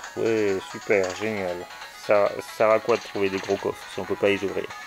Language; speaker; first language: French; native; French